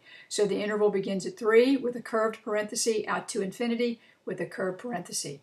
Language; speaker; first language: English; native; English